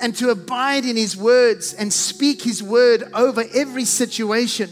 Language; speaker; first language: English; native; English